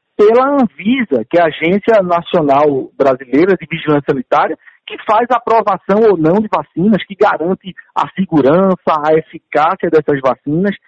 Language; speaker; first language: Portuguese; native; Portuguese